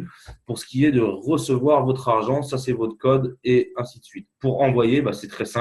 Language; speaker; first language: French; native; French